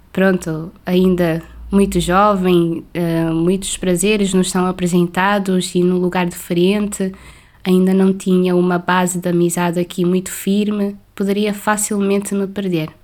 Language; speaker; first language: Portuguese; non-native, local second language; Kabuverdianu